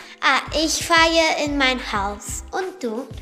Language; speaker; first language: German; non-native, learner; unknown